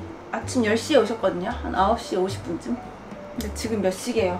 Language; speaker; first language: Korean; native; Korean